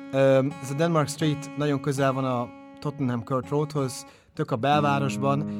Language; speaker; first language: Hungarian; native; Hungarian